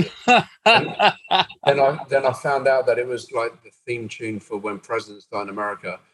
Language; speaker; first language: English; native; English